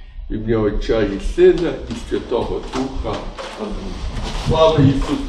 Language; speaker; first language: Ukrainian; early bilingual, other home language; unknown